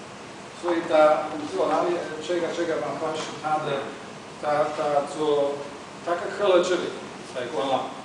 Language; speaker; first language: Chinese; non-native, learner; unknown